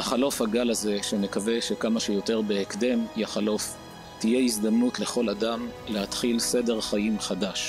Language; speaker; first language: Hebrew; native; Hebrew